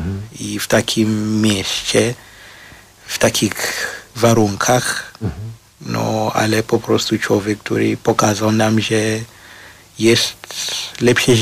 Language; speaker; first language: Polish; non-native, fluent; Shona